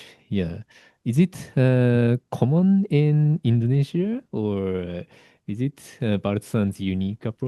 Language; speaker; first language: English; non-native, learner; Japanese